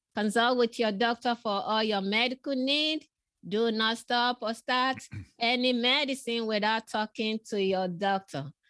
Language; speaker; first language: English; non-native, local second language; Yoruba